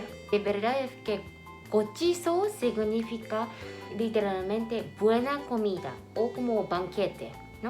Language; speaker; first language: Spanish; non-native, fluent; Japanese